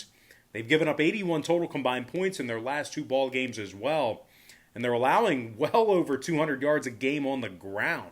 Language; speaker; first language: English; native; English